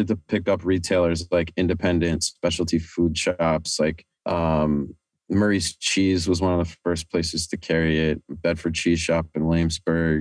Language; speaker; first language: English; native; English